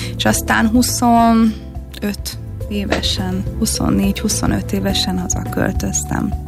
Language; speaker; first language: Hungarian; early bilingual, heritage; Hungarian